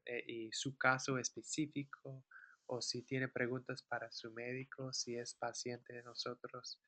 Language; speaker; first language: Spanish; non-native, fluent; English